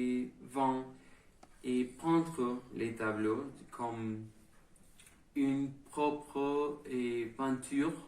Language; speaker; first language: French; non-native, learner; Spanish